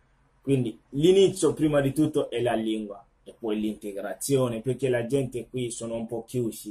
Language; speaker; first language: Italian; non-native, learner; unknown